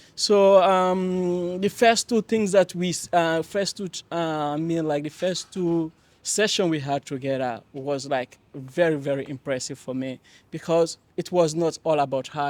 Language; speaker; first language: English; non-native, fluent; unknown